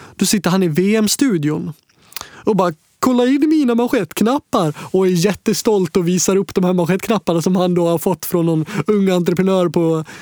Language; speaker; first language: Swedish; native; Swedish